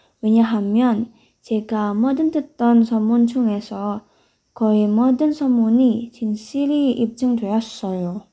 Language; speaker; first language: Korean; non-native, learner; Indonesian